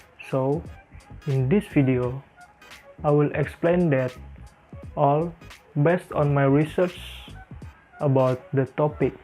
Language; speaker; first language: English; non-native, learner; Indonesian